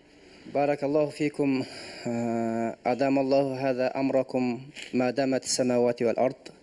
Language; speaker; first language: Arabic; non-native, learner; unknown